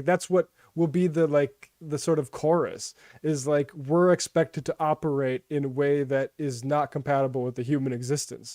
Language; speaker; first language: English; native; English